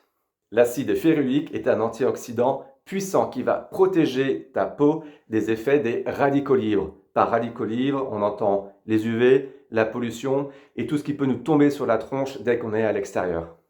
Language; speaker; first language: French; native; French